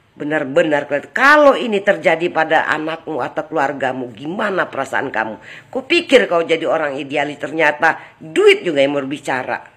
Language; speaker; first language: Indonesian; native; Indonesian